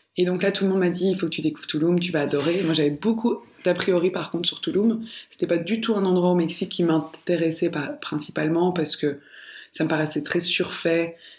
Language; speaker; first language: French; native; French